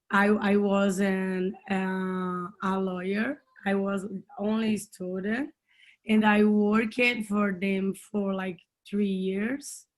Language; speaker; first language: English; non-native, learner; Portuguese